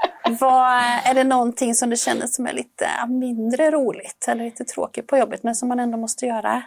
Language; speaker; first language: Swedish; native; Swedish